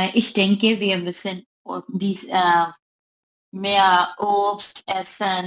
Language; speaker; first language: German; non-native, learner; Urdu